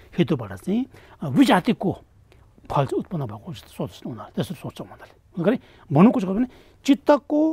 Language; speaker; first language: Nepali; non-native, local second language; Tibetan